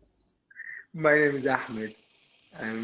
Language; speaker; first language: English; non-native, learner; Arabic